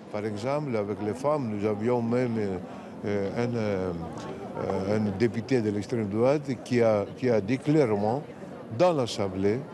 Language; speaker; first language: French; non-native, fluent; Greek